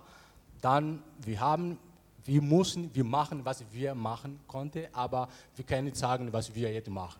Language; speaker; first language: German; non-native, learner; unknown